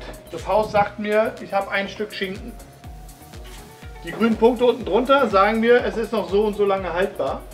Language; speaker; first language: German; native; German